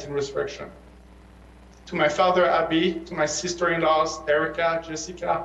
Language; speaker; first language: English; early bilingual, other home language; Persian